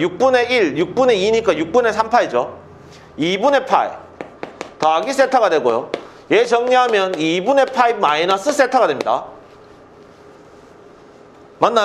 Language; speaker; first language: Korean; native; Korean